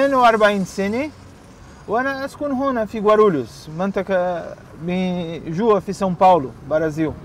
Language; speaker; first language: Arabic; non-native, learner; Portuguese